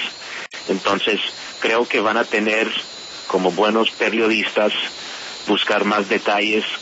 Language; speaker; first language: Spanish; non-native, fluent; English